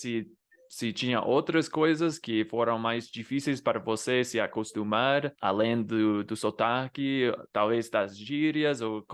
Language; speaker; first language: Portuguese; non-native, fluent; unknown